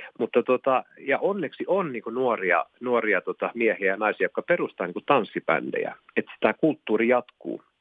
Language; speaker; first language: Finnish; non-native, local second language; Swedish